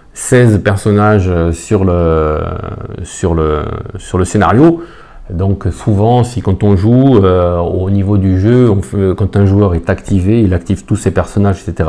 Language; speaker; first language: French; native; French